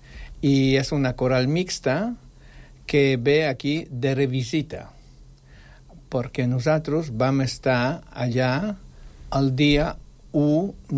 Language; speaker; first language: Catalan; non-native, fluent; Polish